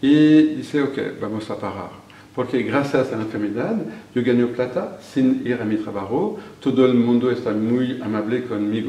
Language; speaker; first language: Spanish; non-native, fluent; French